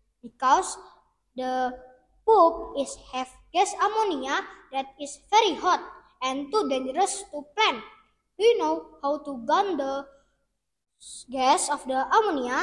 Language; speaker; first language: English; non-native, learner; Indonesian